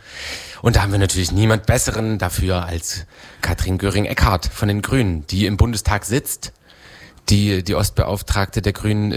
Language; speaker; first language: German; native; German